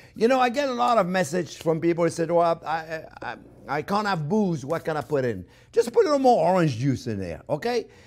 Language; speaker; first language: English; non-native, fluent; French